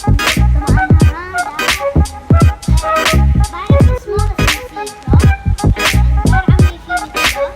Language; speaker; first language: Arabic; native; Arabic